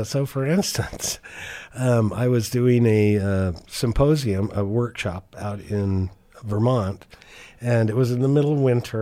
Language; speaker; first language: English; native; English